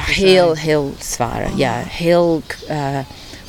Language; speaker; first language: Dutch; early bilingual, heritage; Dutch